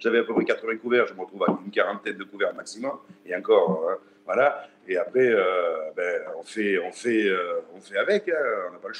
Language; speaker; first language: French; native; French